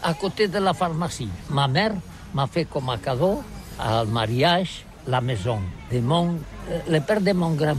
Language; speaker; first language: French; non-native, local second language; Catalan